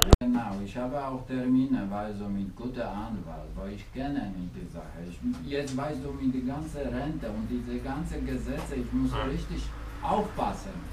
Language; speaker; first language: German; non-native, learner; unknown